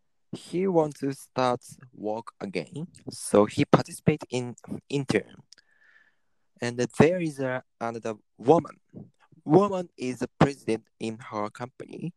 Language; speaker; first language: English; non-native, learner; Japanese